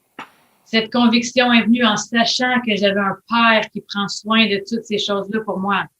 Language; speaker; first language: French; native; French